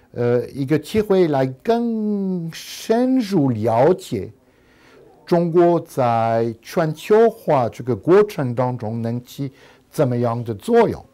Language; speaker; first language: Chinese; non-native, fluent; French